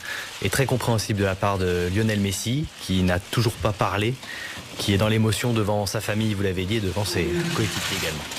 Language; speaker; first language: French; native; French